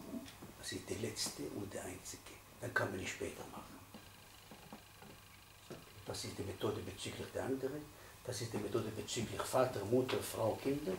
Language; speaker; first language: German; non-native, fluent; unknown